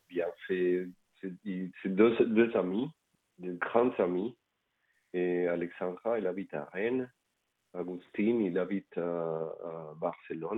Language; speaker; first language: French; non-native, fluent; Spanish